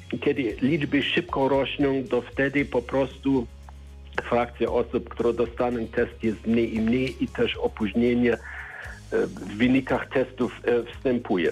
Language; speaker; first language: Polish; non-native, learner; German